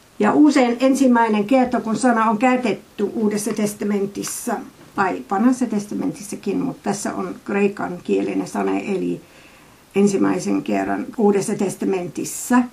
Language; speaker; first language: Finnish; non-native, fluent; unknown